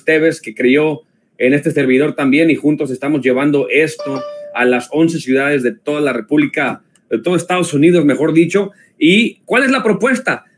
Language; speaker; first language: Spanish; native; Spanish